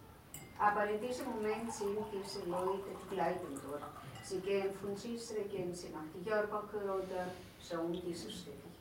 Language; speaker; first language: German; non-native, fluent; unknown